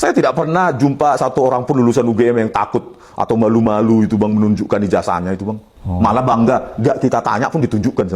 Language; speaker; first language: Indonesian; native; Indonesian